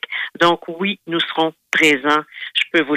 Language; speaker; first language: French; native; French